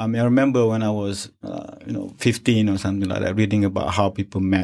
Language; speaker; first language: English; non-native, local second language; Malay